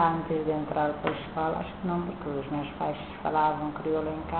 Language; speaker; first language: Portuguese; non-native, local second language; Kabuverdianu